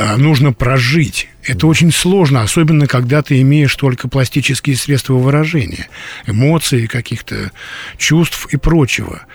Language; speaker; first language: Russian; native; Russian